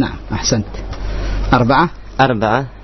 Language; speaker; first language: Arabic; non-native, fluent; Indonesian